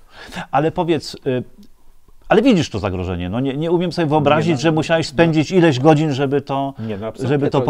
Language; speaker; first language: Polish; native; Polish